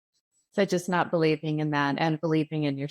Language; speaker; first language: English; native; English